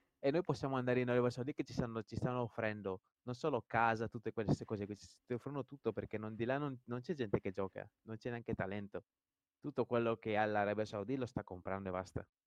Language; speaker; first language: Italian; native; Italian